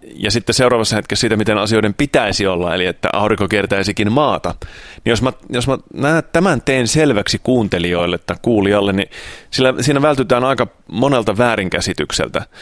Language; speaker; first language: Finnish; early bilingual, other home language; Italian